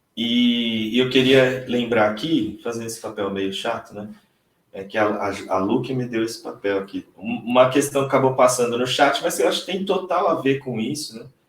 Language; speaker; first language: Portuguese; native; Portuguese